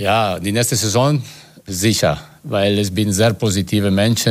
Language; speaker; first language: German; non-native, fluent; Italian